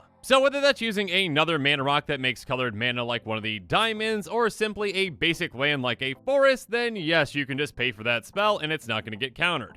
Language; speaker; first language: English; native; English